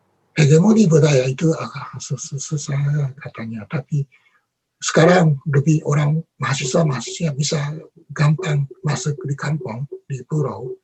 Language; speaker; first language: Indonesian; non-native, learner; Japanese